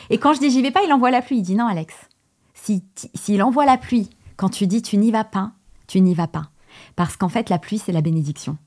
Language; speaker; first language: French; early bilingual, other home language; Portuguese